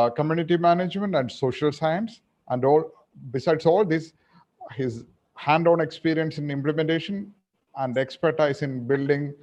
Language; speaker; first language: English; non-native, local second language; Malayalam